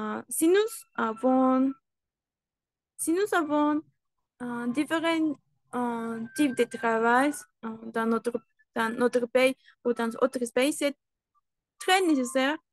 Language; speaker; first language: French; non-native, learner; Spanish